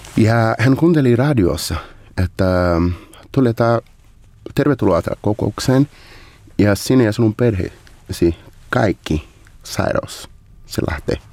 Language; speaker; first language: Finnish; non-native, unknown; Portuguese